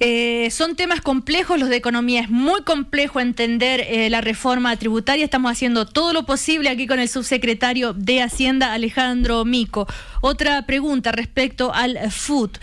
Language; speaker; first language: Spanish; native; Spanish